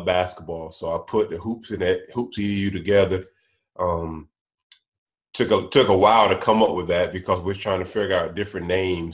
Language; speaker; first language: English; native; English